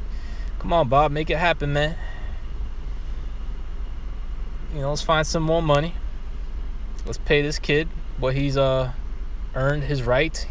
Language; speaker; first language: English; native; English